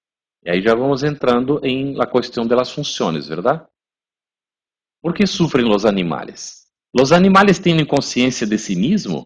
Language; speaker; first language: Spanish; non-native, fluent; Portuguese